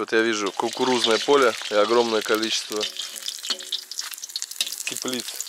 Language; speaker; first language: Russian; native; Russian